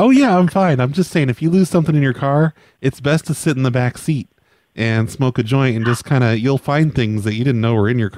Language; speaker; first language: English; native; English